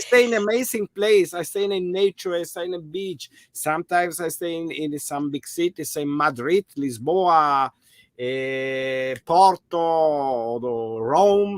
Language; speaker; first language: English; non-native, learner; German